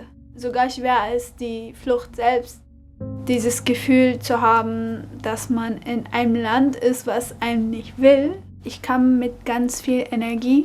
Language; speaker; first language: German; non-native, fluent; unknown